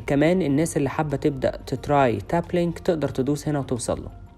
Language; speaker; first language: Arabic; native; Arabic